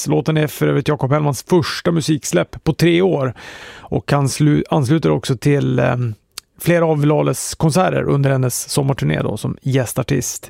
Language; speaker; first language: Swedish; native; Swedish